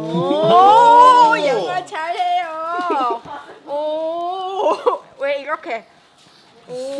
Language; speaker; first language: Korean; non-native, learner; Vietnamese